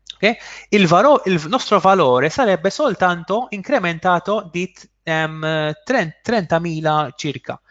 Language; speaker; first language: Italian; non-native, fluent; Maltese